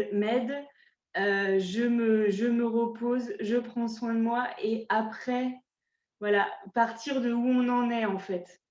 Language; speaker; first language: French; native; French